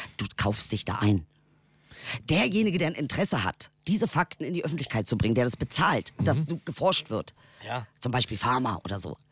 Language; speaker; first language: German; early bilingual, other home language; Turkish